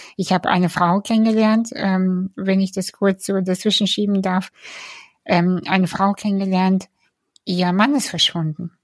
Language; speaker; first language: German; early bilingual, other home language; Russian